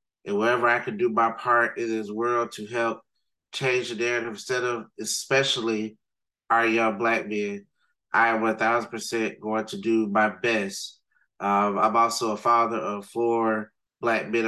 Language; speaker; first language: English; native; English